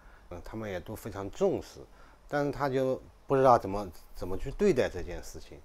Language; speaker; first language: Chinese; native; Chinese